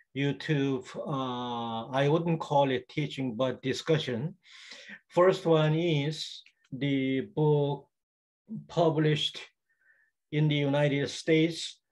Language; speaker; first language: English; non-native, fluent; Korean